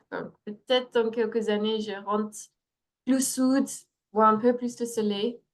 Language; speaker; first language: French; non-native, fluent; English